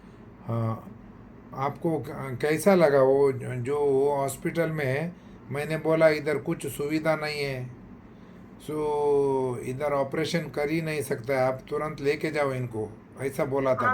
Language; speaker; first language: Hindi; non-native, local second language; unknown